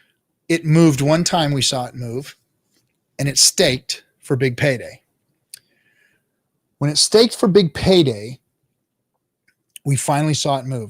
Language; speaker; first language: English; native; English